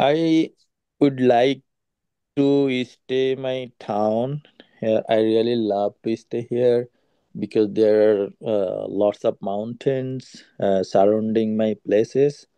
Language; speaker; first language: English; non-native, learner; Bangla